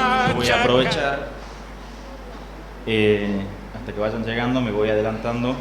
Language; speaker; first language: Spanish; native; Spanish